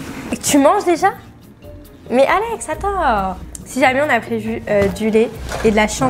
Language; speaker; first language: French; native; French